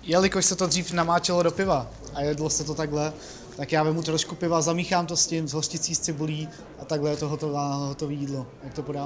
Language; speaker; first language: Czech; native; Czech